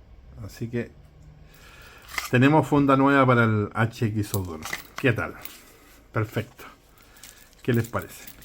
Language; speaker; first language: Spanish; native; Spanish